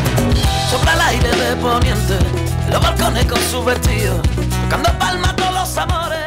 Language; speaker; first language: Spanish; native; Spanish